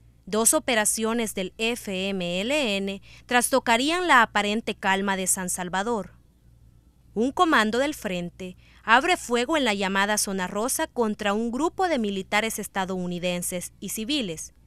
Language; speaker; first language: Spanish; native; Spanish